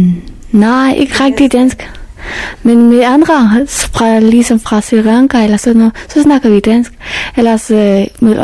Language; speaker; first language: Danish; non-native, fluent; Persian